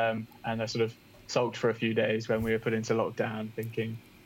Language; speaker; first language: English; native; English